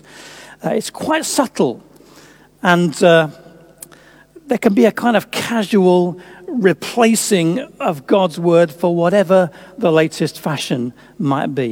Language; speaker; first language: English; native; English